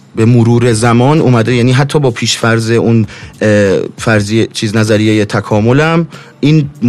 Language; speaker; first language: Persian; native; Persian